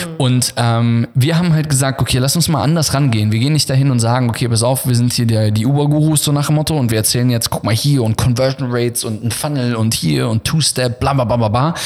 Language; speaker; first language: German; native; German